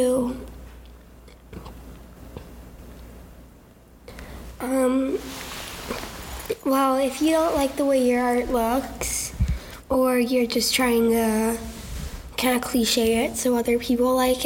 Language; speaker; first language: English; native; English